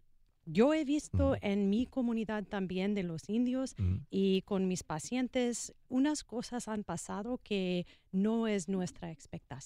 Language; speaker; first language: Spanish; non-native, learner; English